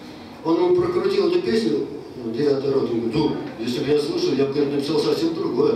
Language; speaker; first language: Russian; native; Russian